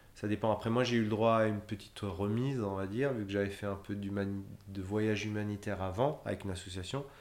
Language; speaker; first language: French; native; French